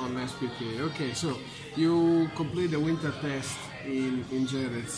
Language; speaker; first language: English; non-native, fluent; Italian